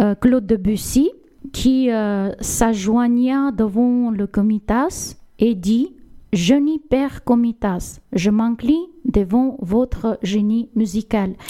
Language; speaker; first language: French; non-native, learner; Armenian